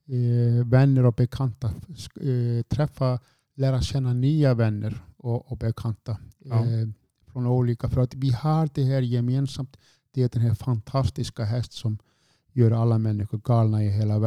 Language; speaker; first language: Swedish; non-native, fluent; Icelandic